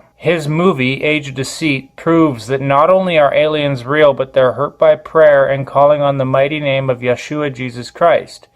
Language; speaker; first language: English; native; English